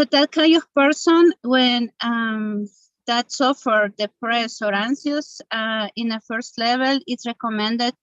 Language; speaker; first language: English; non-native, learner; Spanish